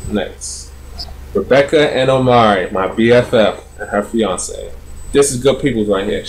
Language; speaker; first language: English; native; English